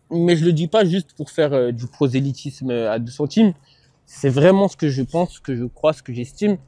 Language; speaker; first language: French; native; French